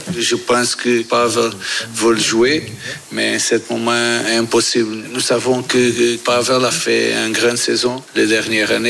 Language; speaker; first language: French; non-native, learner; Portuguese